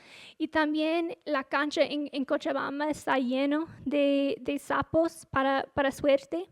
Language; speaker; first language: Spanish; non-native, fluent; English